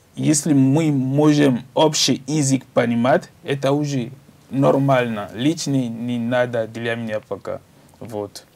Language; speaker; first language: Russian; non-native, learner; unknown